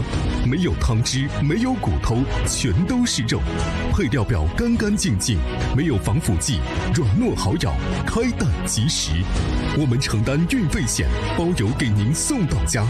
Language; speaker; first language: Chinese; native; Chinese